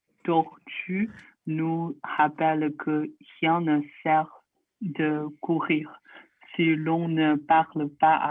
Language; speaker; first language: French; non-native, learner; Chinese